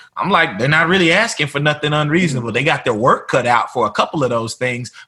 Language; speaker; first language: English; native; English